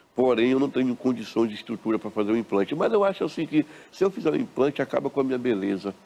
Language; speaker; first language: Portuguese; native; Portuguese